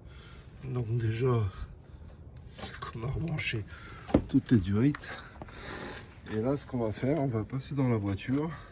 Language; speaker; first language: French; native; French